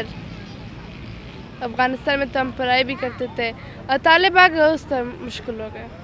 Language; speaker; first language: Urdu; non-native, learner; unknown